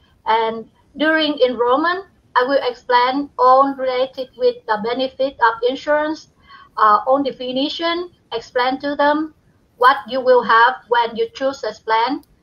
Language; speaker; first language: English; non-native, learner; Vietnamese